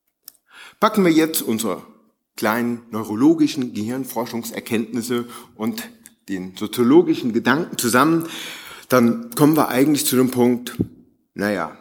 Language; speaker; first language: German; native; German